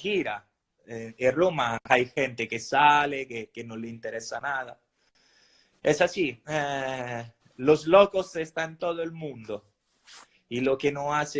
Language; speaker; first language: Spanish; non-native, fluent; Italian